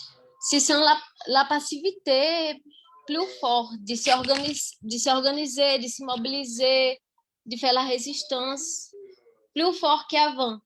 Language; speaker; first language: French; non-native, fluent; Portuguese